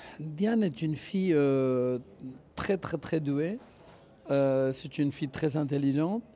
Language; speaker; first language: French; non-native, fluent; Spanish